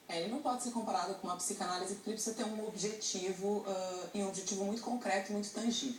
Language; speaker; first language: Portuguese; native; Portuguese